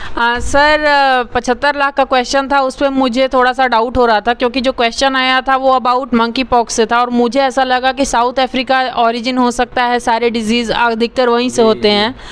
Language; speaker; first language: Hindi; native; Hindi